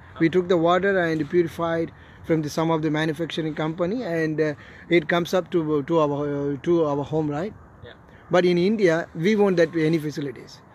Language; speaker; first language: English; non-native, local second language; Tamil